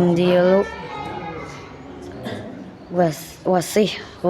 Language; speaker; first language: Arabic; non-native, learner; Indonesian